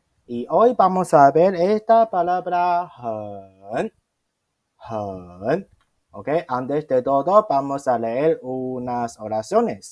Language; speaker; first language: Spanish; non-native, fluent; Chinese